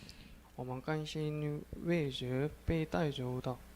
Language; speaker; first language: Chinese; non-native, learner; Korean